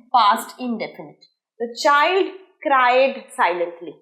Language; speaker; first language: English; non-native, local second language; Bangla